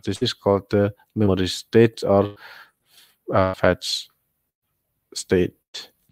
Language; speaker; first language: English; non-native, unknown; Indonesian